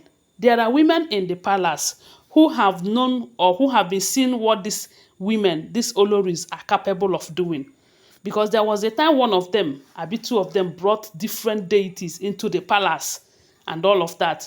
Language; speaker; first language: English; non-native, local second language; Yoruba